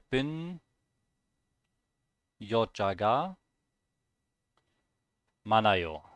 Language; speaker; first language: Korean; non-native, learner; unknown